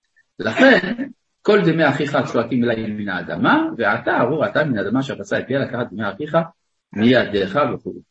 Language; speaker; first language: Hebrew; non-native, fluent; French